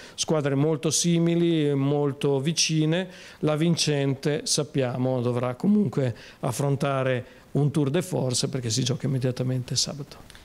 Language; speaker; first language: Italian; native; Italian